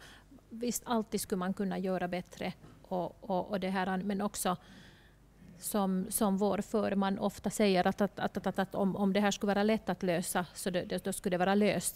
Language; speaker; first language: Swedish; non-native, local second language; Finnish